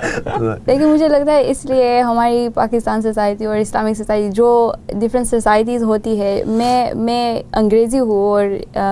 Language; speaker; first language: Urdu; non-native, learner; Gujarati